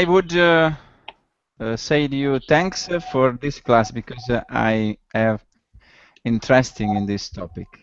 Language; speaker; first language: English; non-native, learner; Italian